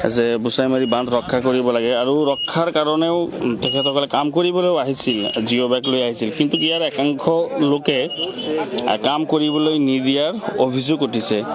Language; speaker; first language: Assamese; non-native, local second language; Bangla